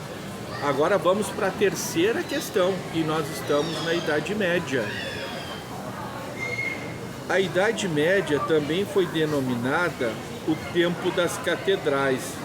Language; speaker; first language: Portuguese; native; Portuguese